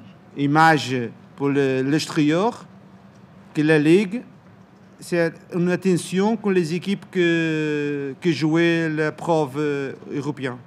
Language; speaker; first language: French; non-native, learner; Portuguese